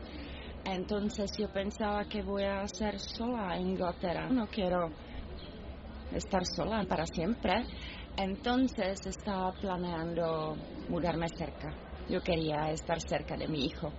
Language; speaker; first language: Spanish; non-native, fluent; Czech